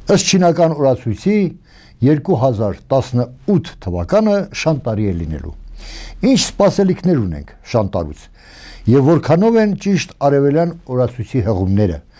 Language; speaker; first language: Armenian; native; Armenian